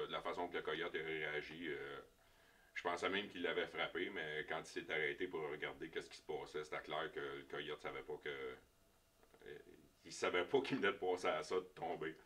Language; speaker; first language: French; native; French